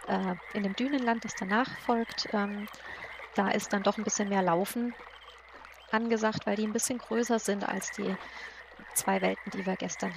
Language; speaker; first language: German; native; German